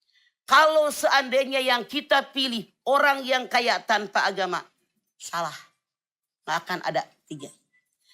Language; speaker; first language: Indonesian; native; Indonesian